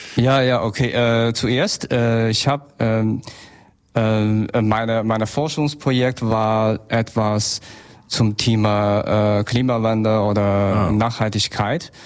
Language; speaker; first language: German; non-native, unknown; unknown